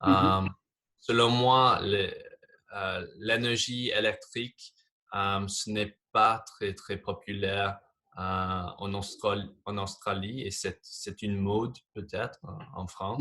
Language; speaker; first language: French; non-native, fluent; English